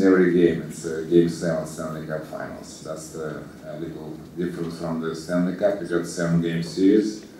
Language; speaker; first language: English; non-native, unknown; Russian